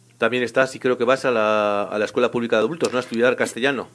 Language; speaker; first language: Spanish; native; Spanish